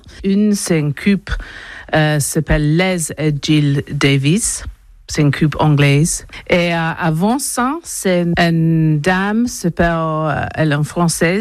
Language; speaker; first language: French; non-native, learner; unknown